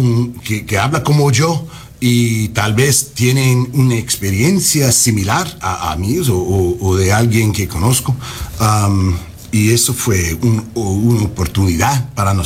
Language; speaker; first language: Spanish; non-native, fluent; English